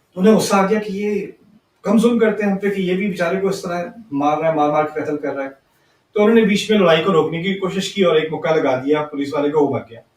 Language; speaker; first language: Urdu; early bilingual, heritage; Urdu